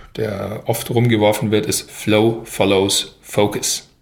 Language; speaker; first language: German; native; German